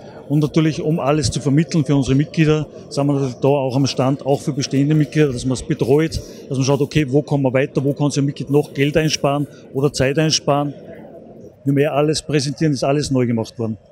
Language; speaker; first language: German; native; German